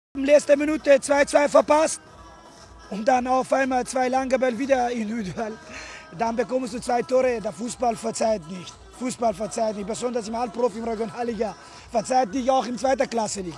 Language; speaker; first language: German; non-native, fluent; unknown